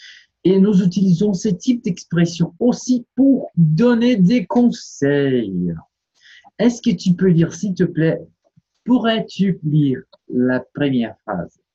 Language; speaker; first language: French; non-native, fluent; Portuguese